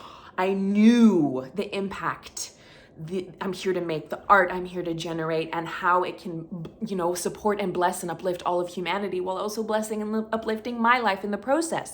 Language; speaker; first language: English; native; English